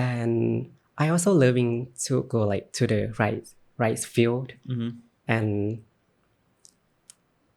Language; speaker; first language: English; non-native, learner; Thai